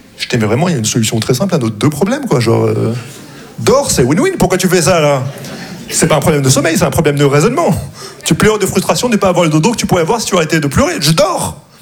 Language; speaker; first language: French; non-native, local second language; Arabic